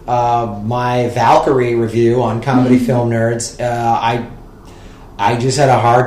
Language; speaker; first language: English; native; English